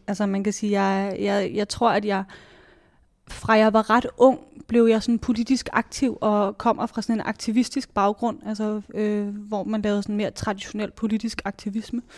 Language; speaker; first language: Danish; native; Danish